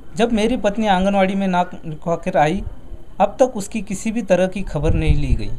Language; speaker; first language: Hindi; non-native, local second language; Marathi